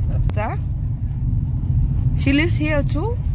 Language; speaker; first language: English; non-native, fluent; Dutch